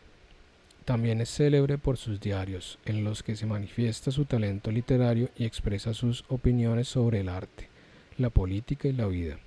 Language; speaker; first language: Spanish; native; Spanish